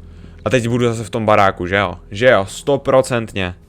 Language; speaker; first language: Czech; native; Czech